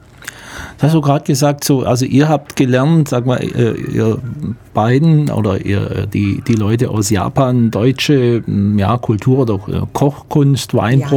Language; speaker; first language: German; native; German